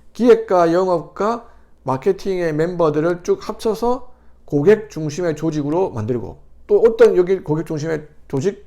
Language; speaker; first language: Korean; native; Korean